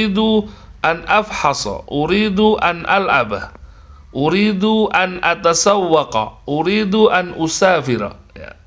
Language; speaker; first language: Arabic; non-native, learner; Indonesian